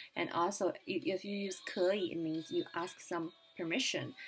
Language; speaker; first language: English; non-native, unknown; Chinese